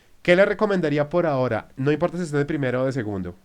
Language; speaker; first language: Spanish; native; Spanish